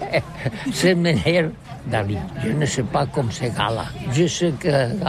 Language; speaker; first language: French; non-native, learner; Catalan